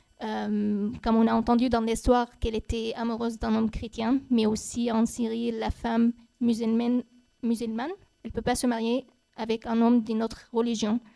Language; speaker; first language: French; non-native, fluent; Arabic